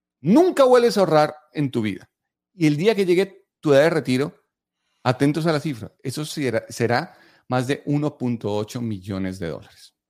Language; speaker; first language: Spanish; native; Spanish